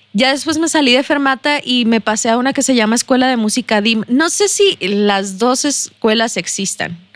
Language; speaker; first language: Spanish; native; Spanish